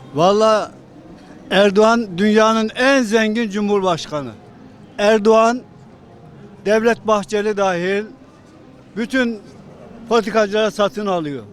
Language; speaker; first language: Turkish; native; Turkish